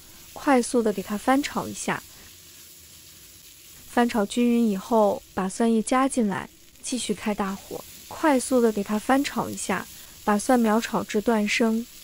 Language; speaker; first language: Chinese; native; Chinese